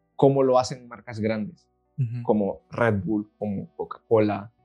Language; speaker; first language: Spanish; native; Spanish